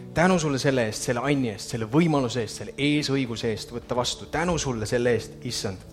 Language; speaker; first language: Estonian; native; Estonian